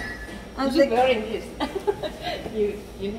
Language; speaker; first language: English; non-native, learner; Korean